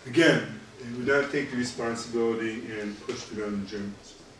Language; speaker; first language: English; native; English